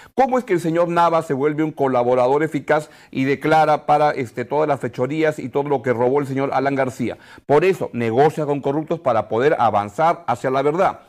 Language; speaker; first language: Spanish; native; Spanish